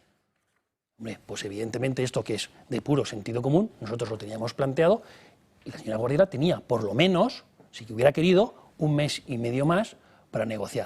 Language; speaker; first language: Spanish; native; Spanish